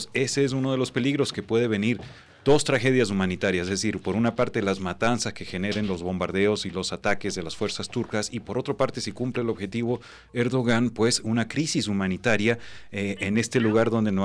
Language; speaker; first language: Spanish; native; Spanish